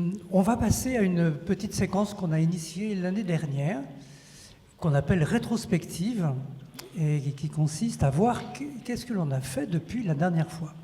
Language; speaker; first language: French; native; French